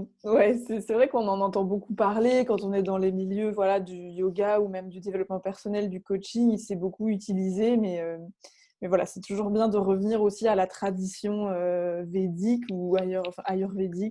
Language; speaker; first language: French; native; French